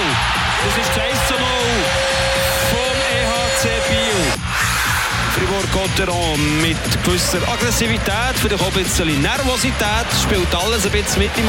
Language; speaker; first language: German; native; German